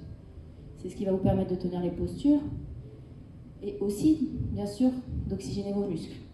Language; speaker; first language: French; native; French